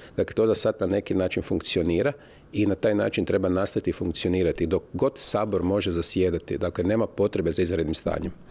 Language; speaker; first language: Croatian; native; Croatian